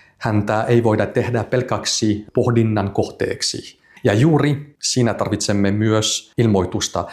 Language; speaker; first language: Finnish; non-native, fluent; French